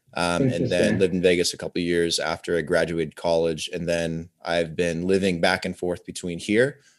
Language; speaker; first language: English; native; English